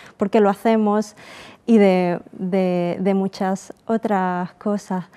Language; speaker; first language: Spanish; native; Spanish